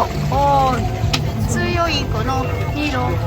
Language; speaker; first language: Japanese; native; Japanese